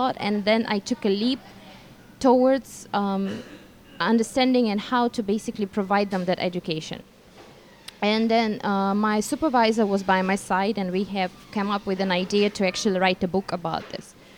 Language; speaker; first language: English; non-native, fluent; Russian